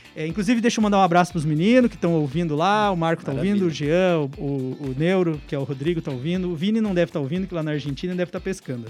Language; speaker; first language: Portuguese; native; Portuguese